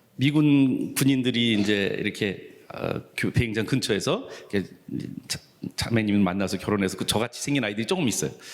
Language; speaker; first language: Korean; native; Korean